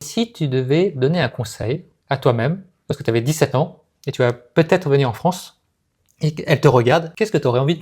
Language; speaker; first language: French; native; French